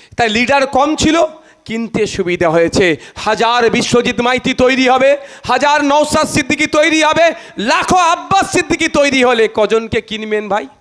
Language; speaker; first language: Bangla; native; Bangla